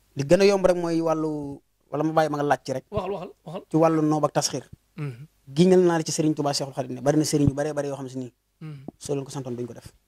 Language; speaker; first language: Wolof; native; Wolof